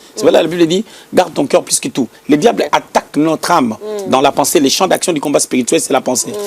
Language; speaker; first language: French; non-native, local second language; Lingala